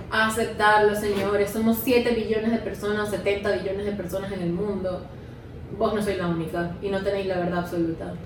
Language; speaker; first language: Spanish; native; Spanish